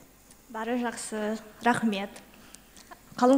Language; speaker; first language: Kazakh; non-native, local second language; Russian